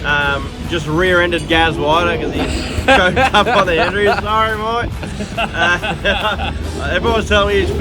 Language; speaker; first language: English; native; English